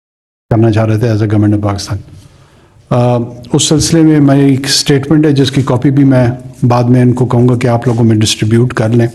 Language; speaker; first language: Urdu; non-native, local second language; Pashto